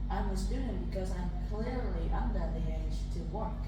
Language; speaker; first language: English; non-native, fluent; Vietnamese